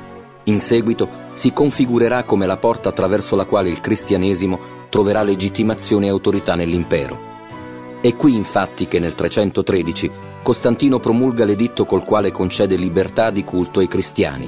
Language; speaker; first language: Italian; native; Italian